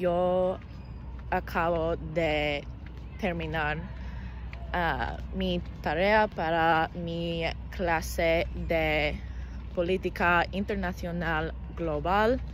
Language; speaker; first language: Spanish; non-native, learner; English